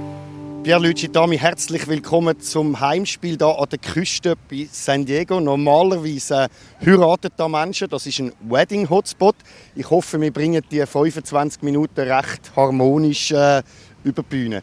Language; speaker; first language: German; native; German